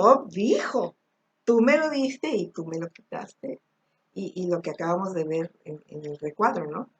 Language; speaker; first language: Spanish; native; Spanish